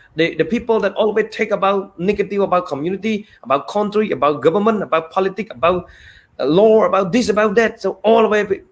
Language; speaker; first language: English; non-native, fluent; Khmer